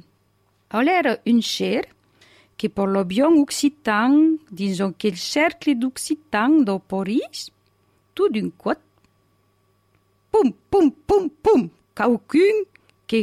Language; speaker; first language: French; native; French